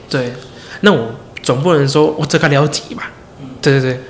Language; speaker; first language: Chinese; native; Chinese